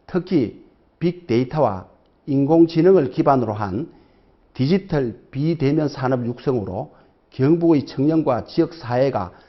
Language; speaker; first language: Korean; native; Korean